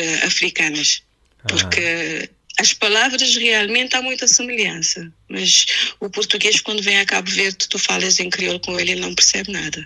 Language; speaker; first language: Portuguese; non-native, local second language; Kabuverdianu